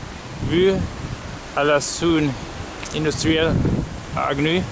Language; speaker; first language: French; non-native, learner; German